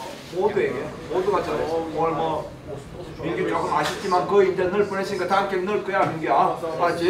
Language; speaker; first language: Korean; native; Korean